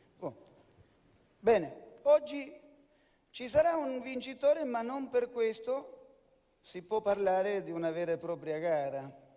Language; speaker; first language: Italian; native; Italian